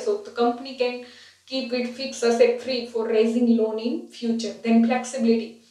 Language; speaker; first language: English; non-native, local second language; Gujarati